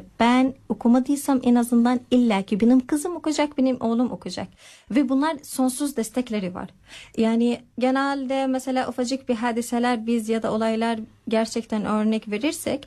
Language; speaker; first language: Turkish; non-native, fluent; Arabic